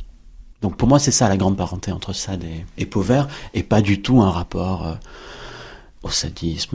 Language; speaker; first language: French; native; French